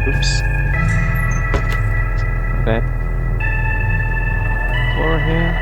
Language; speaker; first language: English; native; English